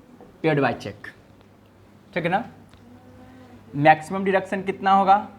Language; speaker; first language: Hindi; native; Hindi